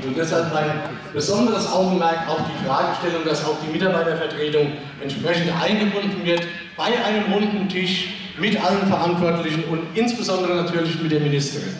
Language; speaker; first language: German; native; German